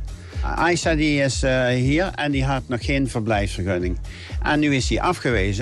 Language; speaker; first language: Dutch; native; Dutch